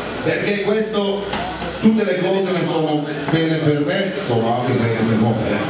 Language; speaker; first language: Italian; non-native, learner; English